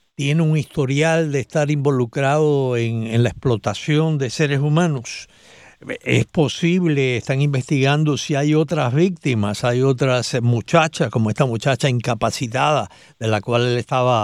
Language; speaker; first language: Spanish; native; Spanish